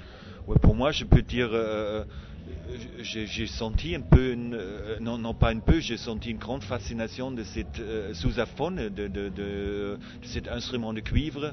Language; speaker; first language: French; non-native, fluent; German